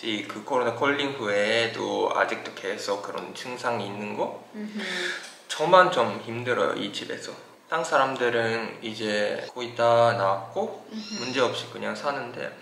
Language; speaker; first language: Korean; non-native, fluent; Japanese